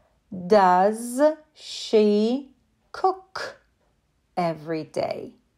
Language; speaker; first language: English; non-native, fluent; Polish